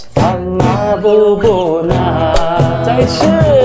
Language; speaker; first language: Chinese; non-native, local second language; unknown